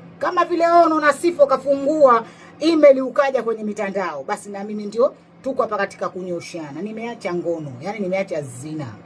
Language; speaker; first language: Swahili; native; Swahili